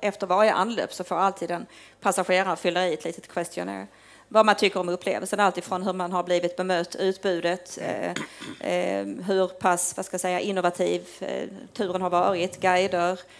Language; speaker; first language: Swedish; native; Swedish